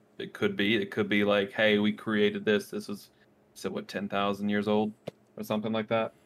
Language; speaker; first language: English; native; English